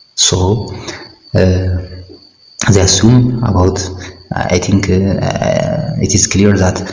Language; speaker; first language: English; non-native, local second language; Amharic